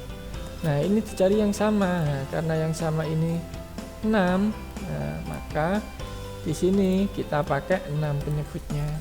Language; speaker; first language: Indonesian; native; Indonesian